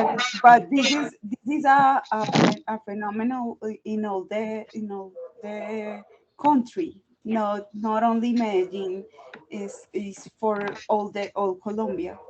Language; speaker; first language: English; non-native, learner; Spanish